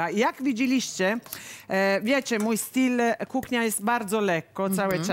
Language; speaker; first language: Polish; non-native, learner; Italian